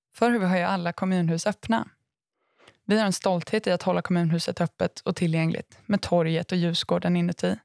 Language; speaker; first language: Swedish; native; Swedish